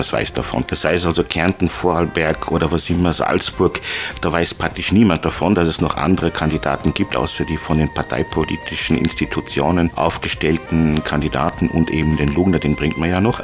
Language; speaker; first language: German; non-native, fluent; Luxembourgish